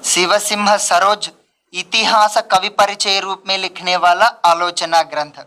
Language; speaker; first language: Hindi; non-native, local second language; Telugu